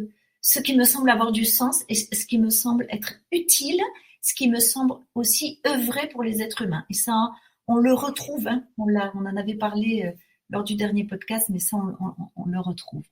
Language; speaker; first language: French; native; French